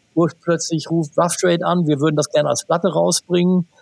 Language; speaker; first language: German; native; German